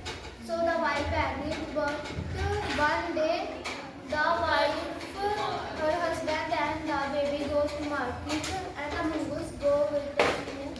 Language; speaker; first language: English; non-native, learner; Hindi